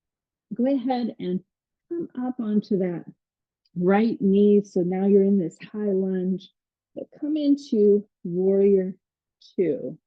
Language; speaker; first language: English; native; English